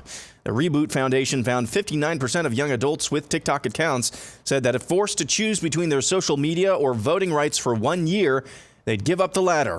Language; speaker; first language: English; native; English